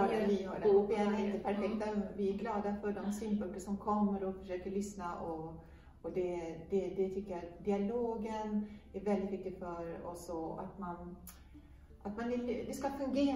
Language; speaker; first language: Swedish; native; Swedish